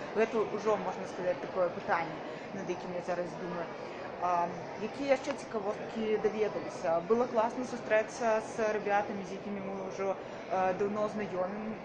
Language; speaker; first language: Belarusian; native; Belarusian